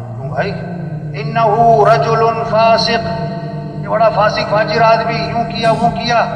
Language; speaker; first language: Urdu; non-native, local second language; Pashto